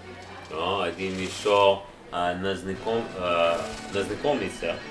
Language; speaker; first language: Russian; non-native, learner; English